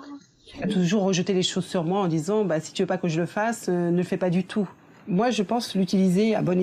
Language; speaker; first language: French; native; French